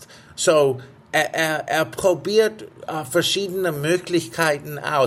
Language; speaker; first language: German; non-native, fluent; English